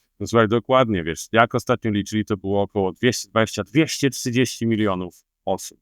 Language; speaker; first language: Polish; native; Polish